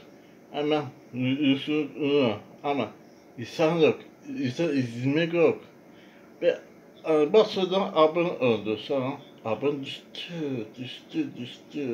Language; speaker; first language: Turkish; non-native, learner; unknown